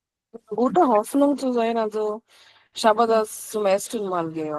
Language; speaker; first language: German; non-native, learner; Marathi